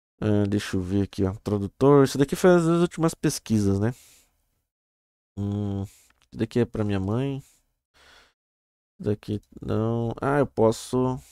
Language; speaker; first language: Portuguese; native; Portuguese